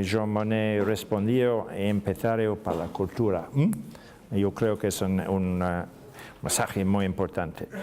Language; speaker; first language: Spanish; non-native, learner; English